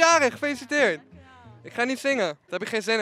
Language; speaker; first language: Dutch; native; Dutch